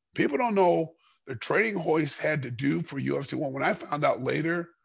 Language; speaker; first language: English; native; English